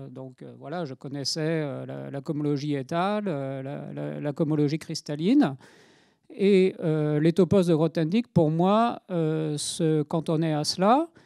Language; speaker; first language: French; native; French